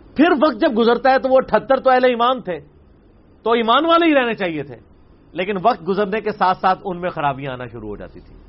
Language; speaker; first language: Urdu; non-native, local second language; Punjabi